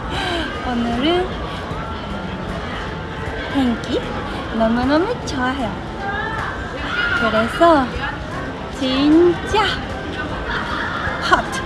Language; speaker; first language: Korean; non-native, learner; Japanese